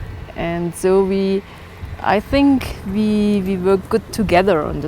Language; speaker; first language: English; non-native, learner; German